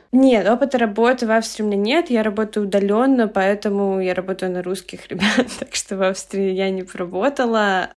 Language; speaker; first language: Russian; native; Russian